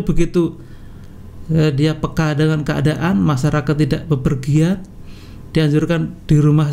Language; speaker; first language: Indonesian; native; Indonesian